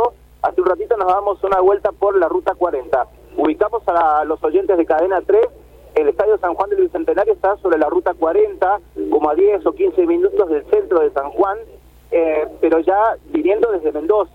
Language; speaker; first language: Spanish; native; Spanish